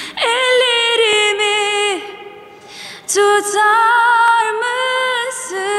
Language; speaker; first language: Turkish; early bilingual, heritage; Turkish